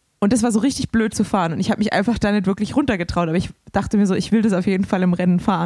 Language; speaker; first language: German; native; German